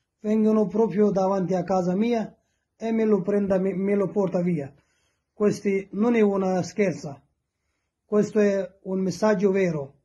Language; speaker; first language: Italian; non-native, learner; Persian